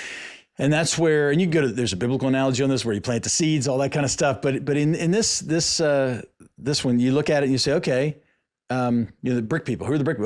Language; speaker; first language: English; native; English